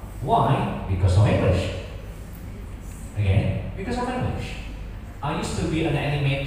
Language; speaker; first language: English; non-native, fluent; Indonesian